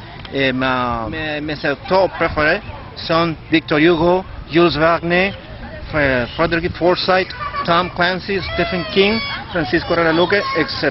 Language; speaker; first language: French; non-native, learner; Spanish